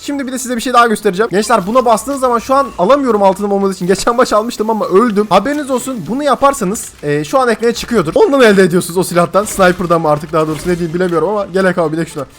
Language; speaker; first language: Turkish; native; Turkish